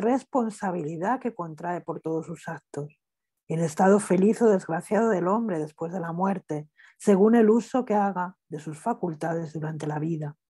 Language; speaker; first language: Spanish; native; Spanish